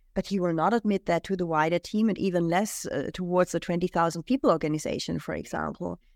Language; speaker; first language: English; non-native, fluent; German